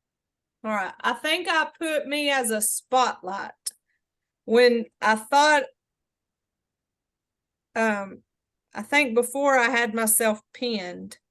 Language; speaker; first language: English; native; English